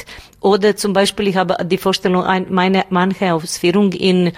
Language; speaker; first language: German; non-native, learner; Bosnian